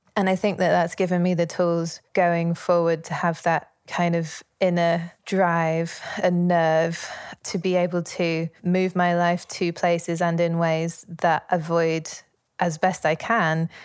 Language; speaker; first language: English; native; English